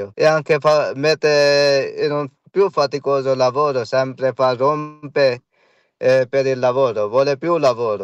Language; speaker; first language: Italian; non-native, learner; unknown